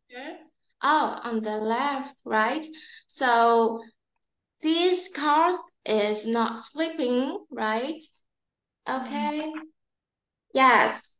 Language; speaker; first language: English; non-native, learner; Vietnamese